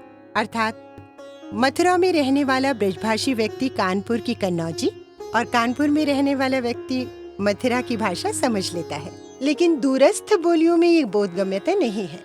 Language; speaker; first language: Hindi; native; Hindi